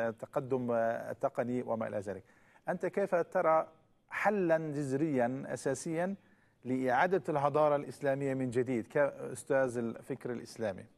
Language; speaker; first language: Arabic; non-native, fluent; Turkish